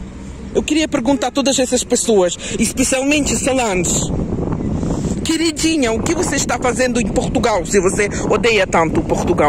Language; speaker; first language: Portuguese; non-native, fluent; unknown